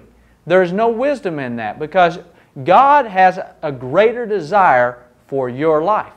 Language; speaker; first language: English; native; English